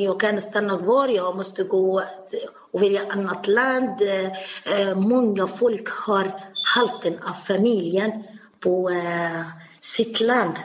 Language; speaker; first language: Swedish; non-native, learner; Arabic